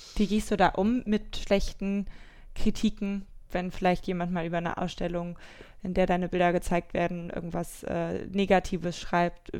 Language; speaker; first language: German; native; German